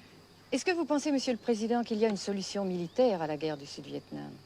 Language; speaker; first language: French; native; French